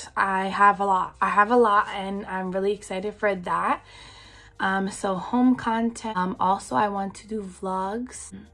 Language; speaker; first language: English; native; English